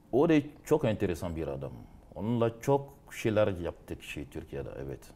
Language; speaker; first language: Turkish; non-native, learner; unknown